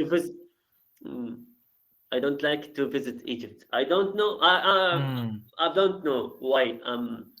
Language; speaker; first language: English; non-native, learner; Arabic